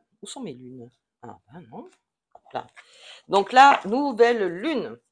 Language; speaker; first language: French; native; French